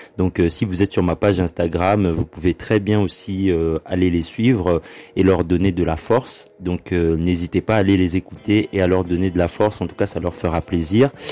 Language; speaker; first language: French; early bilingual, other home language; Lingala